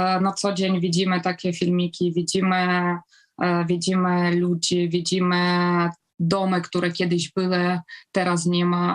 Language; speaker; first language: Polish; non-native, fluent; Ukrainian